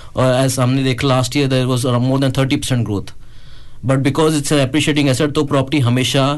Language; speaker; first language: Hindi; native; Hindi